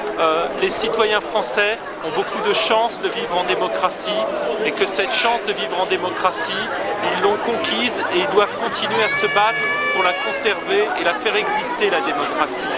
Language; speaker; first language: French; native; French